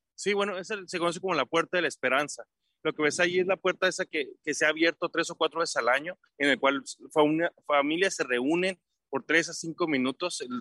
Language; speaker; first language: Spanish; native; Spanish